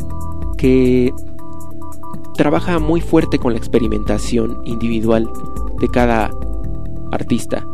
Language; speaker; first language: Spanish; native; Spanish